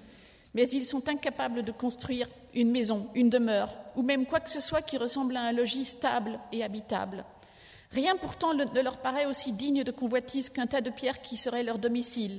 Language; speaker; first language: French; native; French